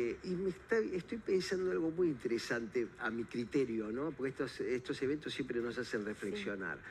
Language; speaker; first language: Spanish; native; Spanish